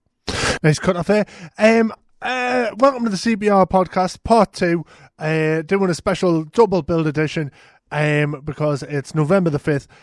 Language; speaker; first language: English; native; English